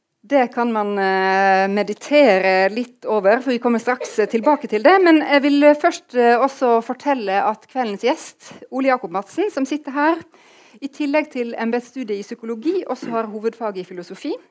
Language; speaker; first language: Norwegian; native; Norwegian